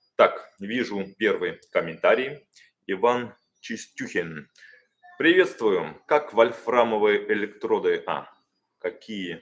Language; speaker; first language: Russian; native; Russian